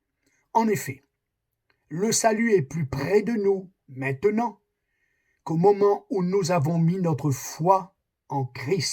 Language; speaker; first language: French; native; French